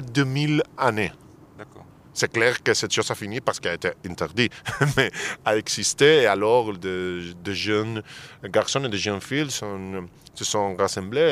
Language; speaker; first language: French; non-native, fluent; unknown